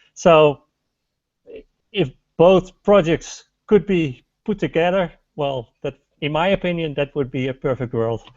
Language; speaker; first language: English; non-native, fluent; Dutch